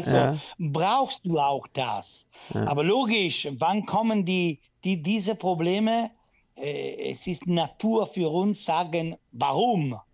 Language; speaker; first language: German; non-native, local second language; Italian